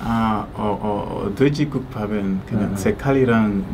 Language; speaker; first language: Korean; non-native, learner; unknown